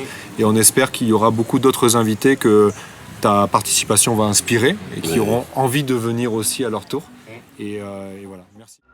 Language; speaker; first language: French; native; French